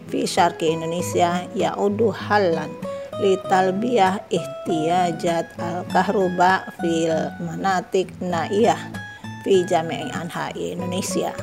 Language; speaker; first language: Arabic; non-native, fluent; Indonesian